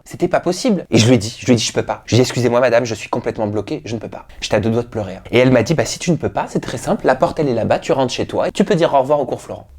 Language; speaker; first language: French; native; French